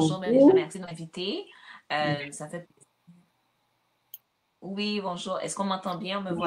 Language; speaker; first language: French; native; French